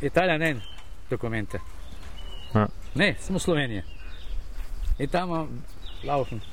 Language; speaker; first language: German; non-native, learner; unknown